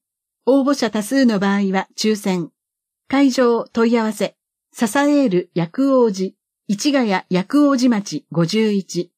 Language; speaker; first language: Japanese; native; Japanese